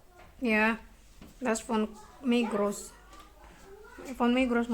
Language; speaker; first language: German; non-native, learner; Indonesian